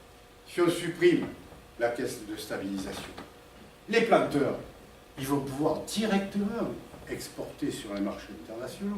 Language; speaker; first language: French; native; French